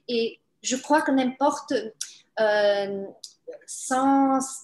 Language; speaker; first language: French; non-native, fluent; Bulgarian